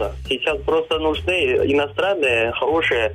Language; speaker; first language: Russian; non-native, fluent; Chinese